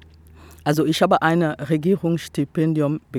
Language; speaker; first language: German; non-native, fluent; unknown